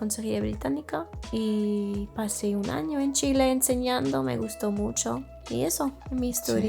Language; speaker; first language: Spanish; non-native, fluent; English